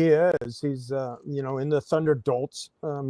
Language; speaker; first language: English; native; English